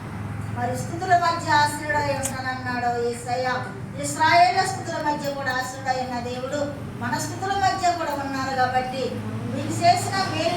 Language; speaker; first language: Telugu; native; Telugu